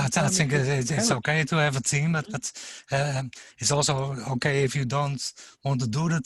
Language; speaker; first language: English; non-native, fluent; German